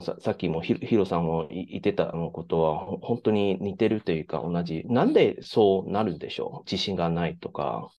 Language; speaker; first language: Japanese; non-native, fluent; Chinese